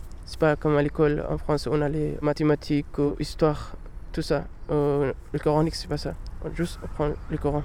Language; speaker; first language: French; non-native, learner; Pashto